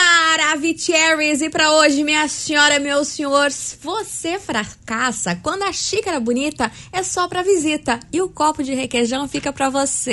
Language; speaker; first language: Portuguese; native; Portuguese